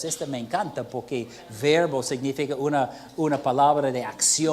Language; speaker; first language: Spanish; non-native, fluent; English